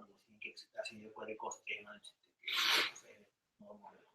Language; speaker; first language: Finnish; native; Finnish